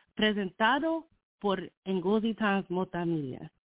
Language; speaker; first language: Spanish; non-native, learner; English